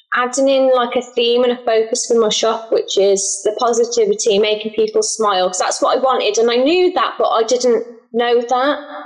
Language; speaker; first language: English; native; English